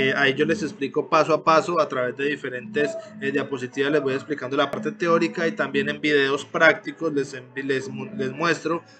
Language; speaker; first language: Spanish; native; Spanish